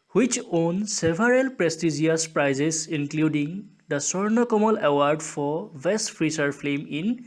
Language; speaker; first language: English; non-native, local second language; Assamese